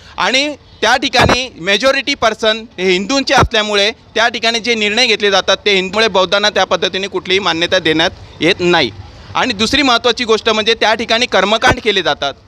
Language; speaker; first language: Marathi; native; Marathi